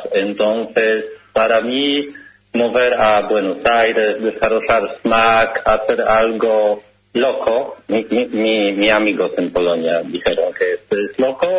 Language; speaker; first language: Spanish; non-native, learner; Polish